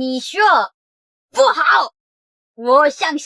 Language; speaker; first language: Chinese; non-native, learner; Korean